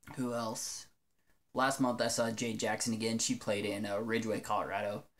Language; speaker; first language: English; native; English